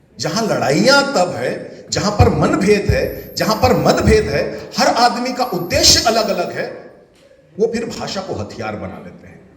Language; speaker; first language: Hindi; non-native, local second language; Chhattisgarhi